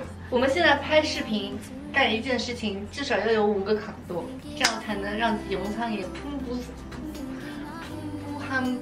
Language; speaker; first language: Chinese; native; Chinese